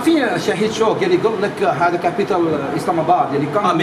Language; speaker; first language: Arabic; non-native, learner; Urdu